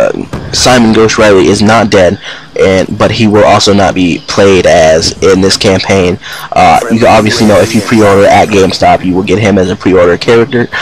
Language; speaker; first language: English; native; English